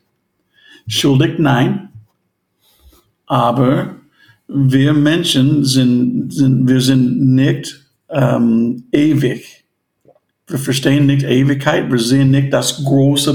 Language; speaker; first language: German; non-native, fluent; English